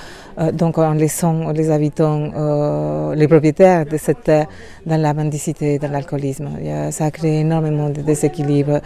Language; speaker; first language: French; non-native, fluent; Spanish